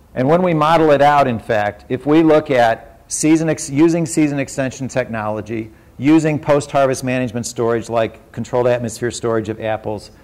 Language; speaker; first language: English; native; English